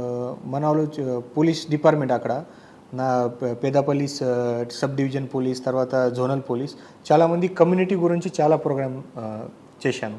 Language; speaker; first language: Telugu; non-native, learner; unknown